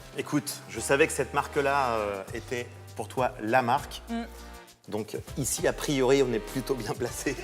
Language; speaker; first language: French; native; French